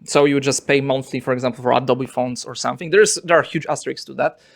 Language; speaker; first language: English; non-native, fluent; Polish